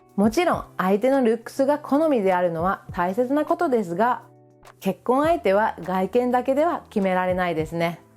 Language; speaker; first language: Japanese; early bilingual, other home language; English